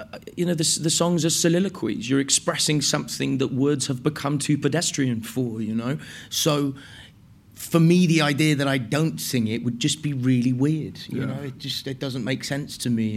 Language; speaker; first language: English; native; English